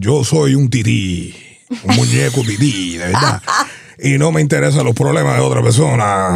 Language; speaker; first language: Spanish; native; Spanish